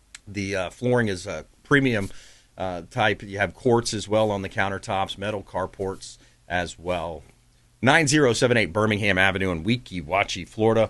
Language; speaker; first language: English; native; English